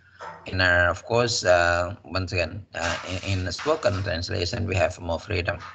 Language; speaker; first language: English; non-native, fluent; Indonesian